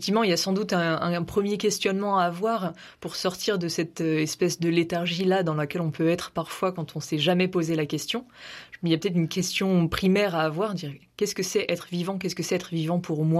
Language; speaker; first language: French; native; French